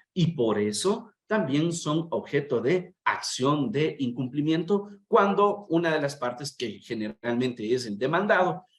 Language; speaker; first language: Spanish; native; Spanish